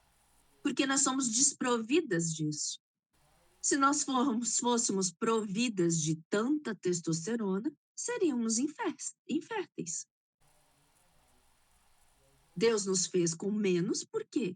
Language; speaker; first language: Portuguese; native; Portuguese